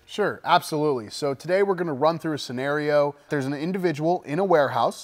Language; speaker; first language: English; native; English